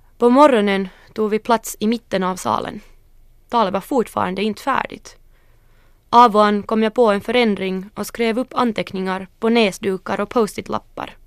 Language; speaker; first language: Swedish; early bilingual, other home language; Northern Sami